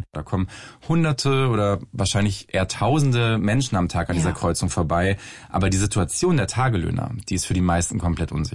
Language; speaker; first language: German; native; German